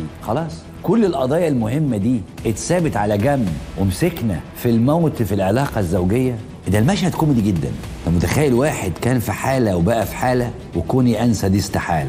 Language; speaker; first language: Arabic; native; Arabic